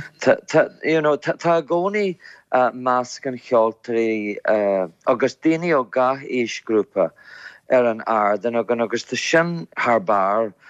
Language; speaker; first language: Irish; non-native, local second language; English